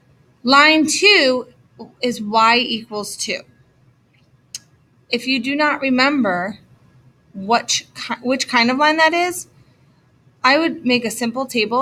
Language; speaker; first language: English; native; English